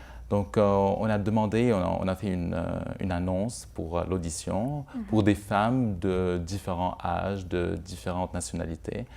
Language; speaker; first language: French; non-native, local second language; Arabic